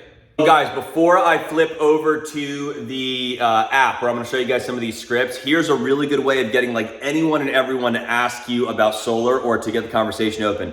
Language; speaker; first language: English; native; English